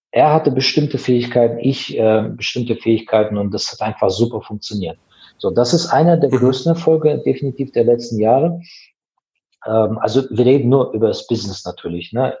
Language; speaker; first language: German; non-native, fluent; Azerbaijani